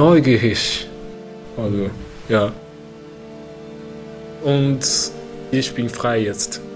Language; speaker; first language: German; non-native, learner; Chinese